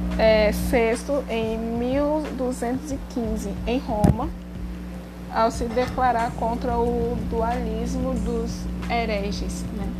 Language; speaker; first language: Portuguese; native; Portuguese